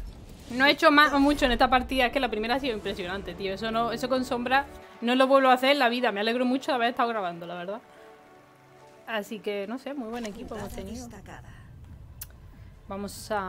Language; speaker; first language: Spanish; native; Spanish